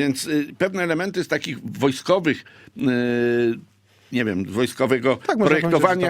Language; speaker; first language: Polish; native; Polish